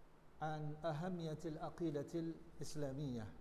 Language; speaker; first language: Arabic; non-native, learner; Indonesian